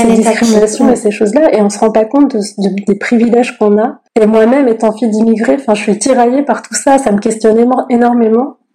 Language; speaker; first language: French; native; French